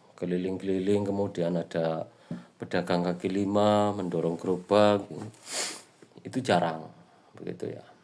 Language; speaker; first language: Indonesian; native; Indonesian